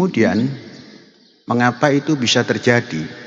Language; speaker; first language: Indonesian; native; Indonesian